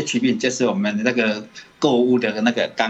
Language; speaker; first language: Chinese; native; Chinese